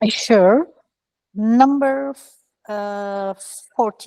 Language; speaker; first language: English; non-native, learner; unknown